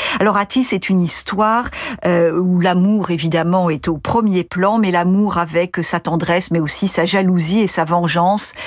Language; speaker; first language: French; native; French